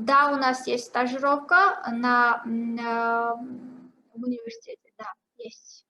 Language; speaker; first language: Russian; non-native, fluent; Georgian